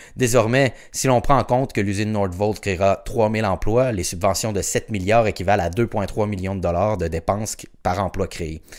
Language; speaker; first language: French; native; French